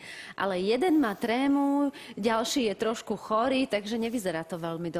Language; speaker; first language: Slovak; native; Slovak